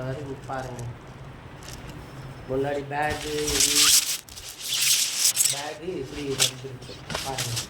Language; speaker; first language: Tamil; non-native, local second language; Urdu